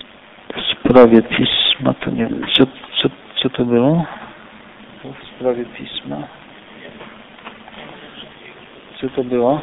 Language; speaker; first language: Polish; native; Polish